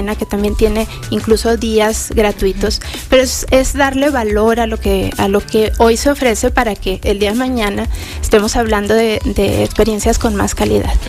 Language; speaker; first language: Spanish; native; Spanish